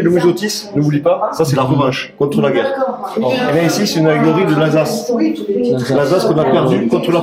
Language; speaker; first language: French; native; French